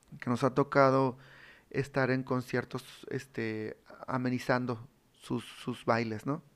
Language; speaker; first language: Spanish; native; Spanish